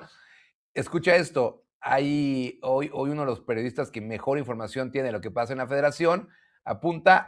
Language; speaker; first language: Spanish; native; Spanish